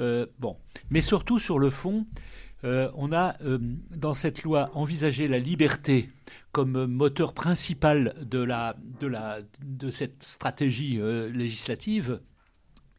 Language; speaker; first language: French; native; French